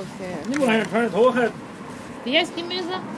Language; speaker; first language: German; non-native, fluent; Russian